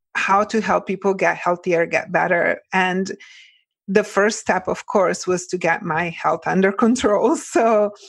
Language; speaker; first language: English; early bilingual, other home language; Italian